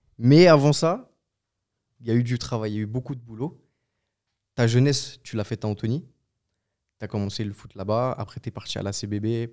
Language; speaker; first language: French; native; French